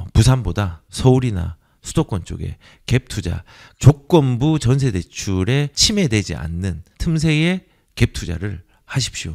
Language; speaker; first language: Korean; native; Korean